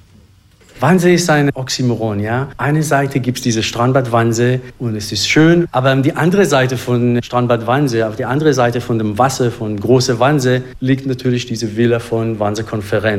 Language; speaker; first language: German; non-native, fluent; Hebrew